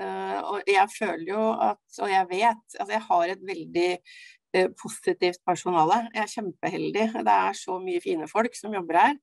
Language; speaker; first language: Norwegian; native; Norwegian